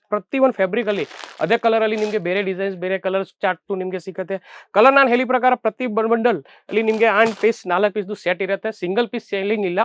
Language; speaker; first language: Kannada; non-native, local second language; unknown